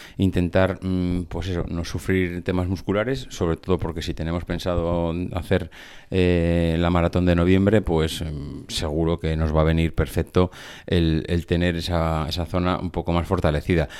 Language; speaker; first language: Spanish; native; Spanish